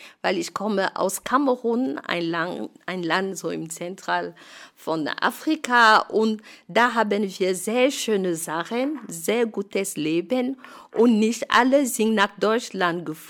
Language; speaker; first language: German; non-native, fluent; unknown